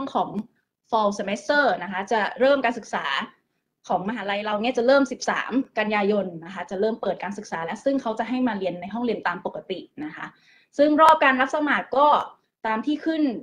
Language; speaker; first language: Thai; native; Thai